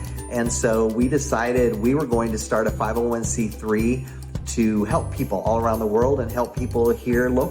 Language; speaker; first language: English; native; English